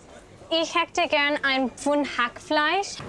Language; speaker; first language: German; non-native, learner; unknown